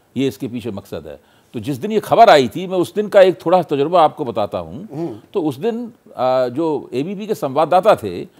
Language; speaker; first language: Hindi; native; Hindi